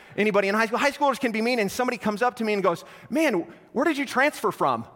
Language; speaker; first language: English; native; English